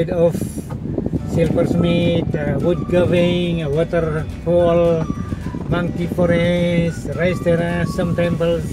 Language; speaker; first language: English; non-native, learner; Indonesian